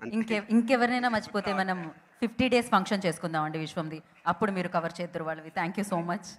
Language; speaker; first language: Telugu; native; Telugu